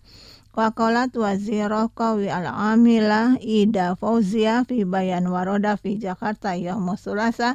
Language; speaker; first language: Arabic; non-native, fluent; Indonesian